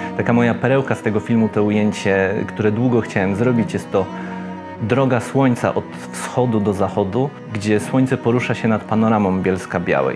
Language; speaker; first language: Polish; native; Polish